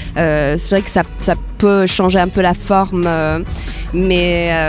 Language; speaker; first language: French; non-native, fluent; English